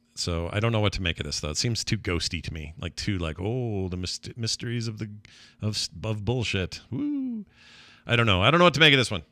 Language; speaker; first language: English; native; English